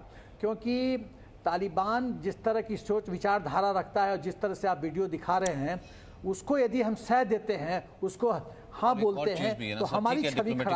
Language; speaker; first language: Hindi; native; Hindi